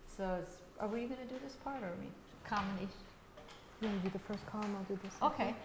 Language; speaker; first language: English; native; English